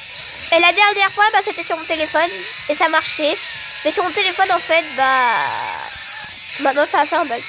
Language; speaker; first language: French; native; French